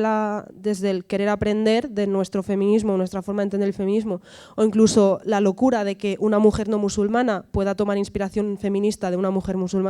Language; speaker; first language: Spanish; native; Spanish